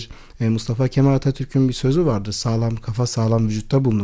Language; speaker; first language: Turkish; native; Turkish